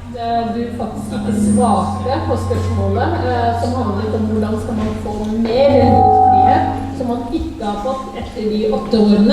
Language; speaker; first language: Norwegian; early bilingual, other home language; Somali